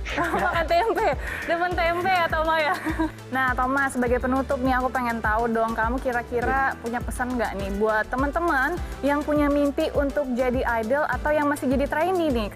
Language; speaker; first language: Indonesian; native; Indonesian